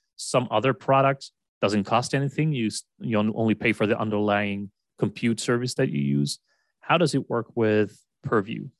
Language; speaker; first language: English; non-native, fluent; Swedish